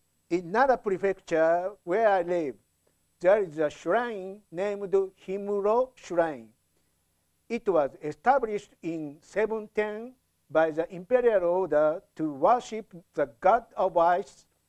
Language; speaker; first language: English; non-native, fluent; Japanese